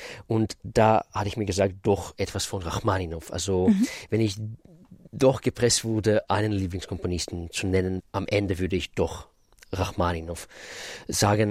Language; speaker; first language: German; non-native, fluent; Russian